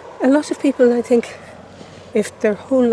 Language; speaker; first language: English; native; English